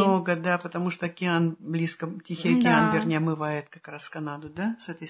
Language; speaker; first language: Russian; native; Russian